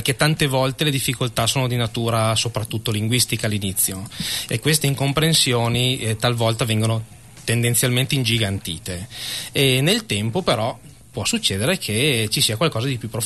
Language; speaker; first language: Italian; native; Italian